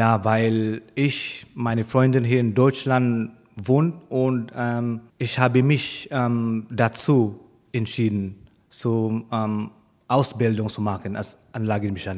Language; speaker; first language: German; non-native, learner; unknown